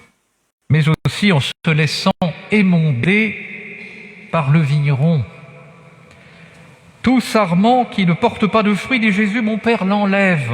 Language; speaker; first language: French; native; French